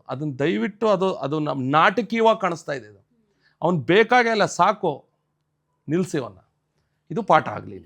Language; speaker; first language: Kannada; native; Kannada